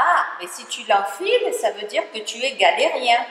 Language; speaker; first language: French; native; French